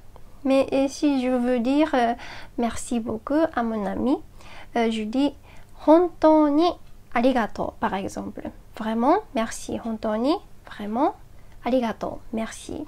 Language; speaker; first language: French; non-native, fluent; Japanese